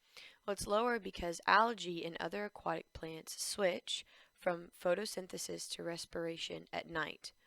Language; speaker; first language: English; native; English